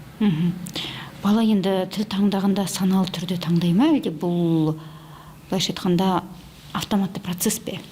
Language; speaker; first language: Kazakh; native; Kazakh